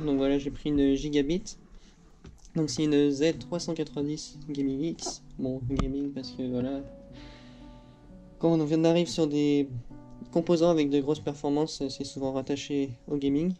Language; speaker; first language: French; native; French